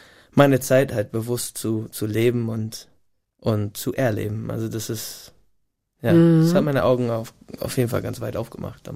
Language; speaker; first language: German; non-native, fluent; English